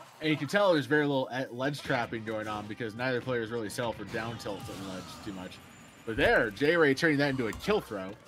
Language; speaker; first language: English; native; English